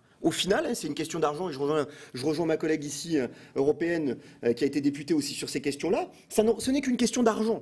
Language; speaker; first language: French; native; French